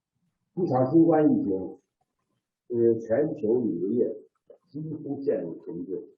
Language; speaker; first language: Chinese; native; Chinese